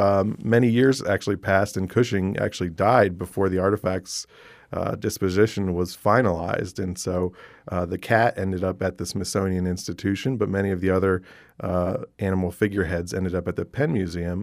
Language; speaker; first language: English; native; English